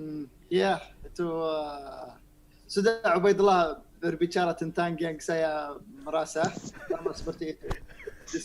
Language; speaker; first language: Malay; non-native, learner; Arabic